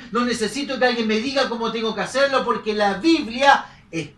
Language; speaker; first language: Spanish; native; Spanish